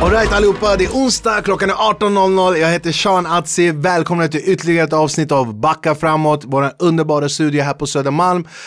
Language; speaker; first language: Swedish; early bilingual, other home language; Kurdish